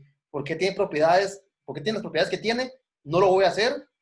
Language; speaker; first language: Spanish; native; Spanish